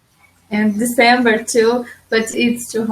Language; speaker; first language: English; non-native, learner; Portuguese